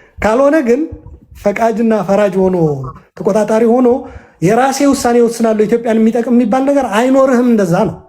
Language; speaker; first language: Amharic; non-native, local second language; Tigrinya